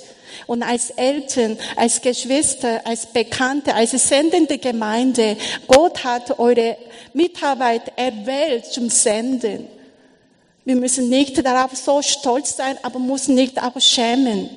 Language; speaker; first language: German; non-native, learner; Korean